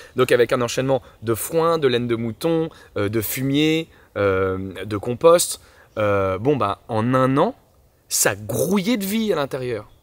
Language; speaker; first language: French; native; French